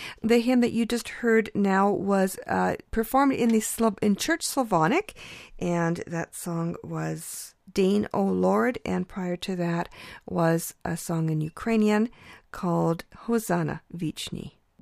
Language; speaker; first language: English; early bilingual, other home language; Ukrainian